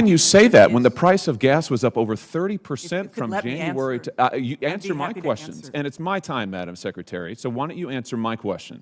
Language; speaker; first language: English; native; English